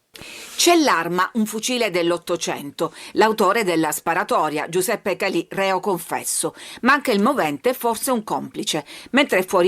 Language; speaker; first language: Italian; native; Italian